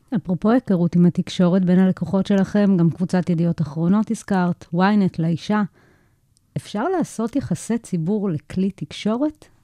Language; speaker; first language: Hebrew; native; Hebrew